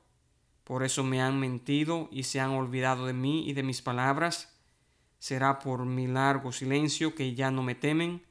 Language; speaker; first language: Spanish; native; Spanish